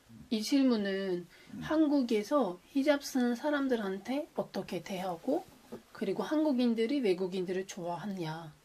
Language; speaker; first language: Korean; non-native, fluent; Turkish